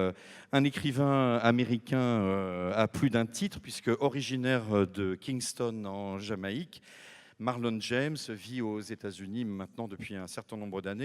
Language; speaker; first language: French; native; French